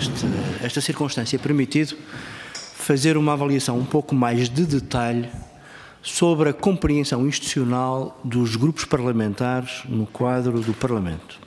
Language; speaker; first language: Portuguese; native; Portuguese